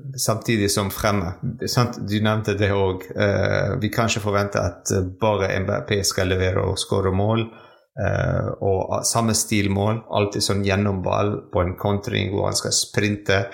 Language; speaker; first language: Norwegian; non-native, fluent; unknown